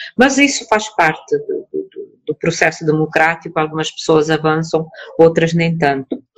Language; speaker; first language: Portuguese; non-native, local second language; Kabuverdianu